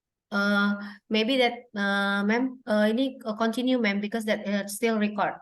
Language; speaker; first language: English; non-native, learner; Indonesian